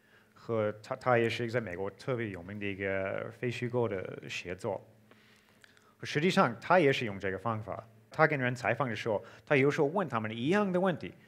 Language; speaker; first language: Chinese; non-native, fluent; English